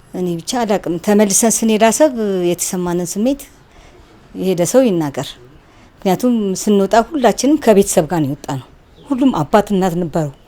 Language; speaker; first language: Amharic; native; Amharic